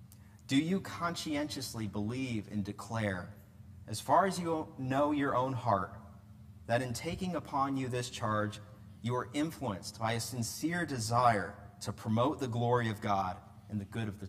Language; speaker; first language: English; native; English